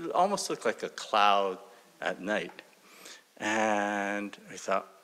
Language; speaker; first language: English; early bilingual, other home language; Japanese